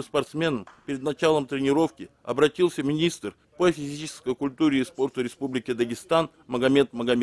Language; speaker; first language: Russian; native; Russian